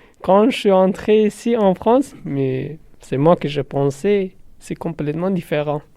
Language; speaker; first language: French; non-native, learner; Persian